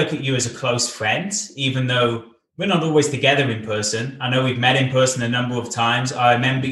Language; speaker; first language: English; native; English